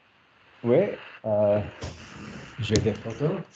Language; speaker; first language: French; non-native, learner; English